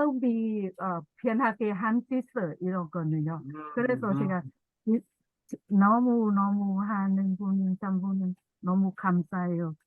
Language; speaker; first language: Korean; non-native, learner; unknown